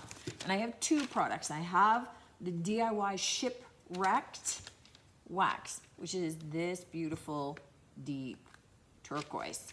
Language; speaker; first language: English; native; English